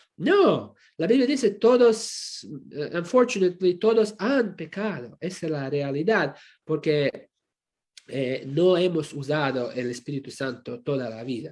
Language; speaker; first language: Spanish; non-native, fluent; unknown